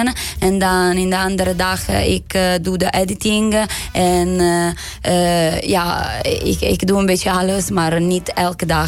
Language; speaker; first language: Dutch; non-native, learner; Italian